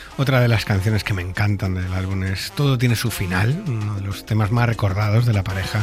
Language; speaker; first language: Spanish; native; Spanish